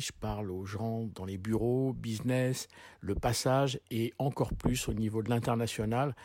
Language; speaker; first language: French; native; French